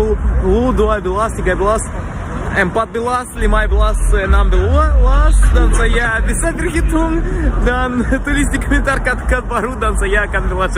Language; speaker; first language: Indonesian; non-native, learner; Russian